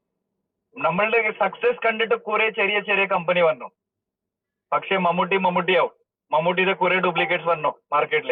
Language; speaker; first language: Malayalam; early bilingual, heritage; Malayalam